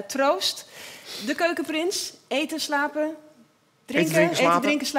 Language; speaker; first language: Dutch; native; Dutch